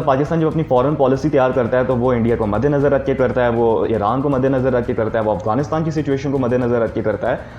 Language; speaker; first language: Urdu; non-native, local second language; Punjabi